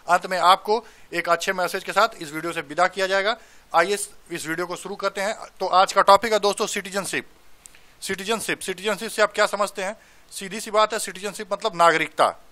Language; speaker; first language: Hindi; native; Hindi